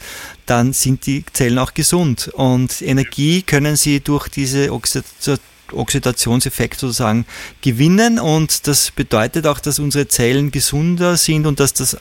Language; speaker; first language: German; native; German